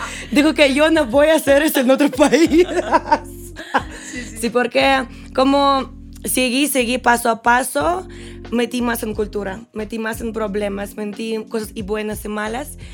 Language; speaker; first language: Spanish; non-native, fluent; Russian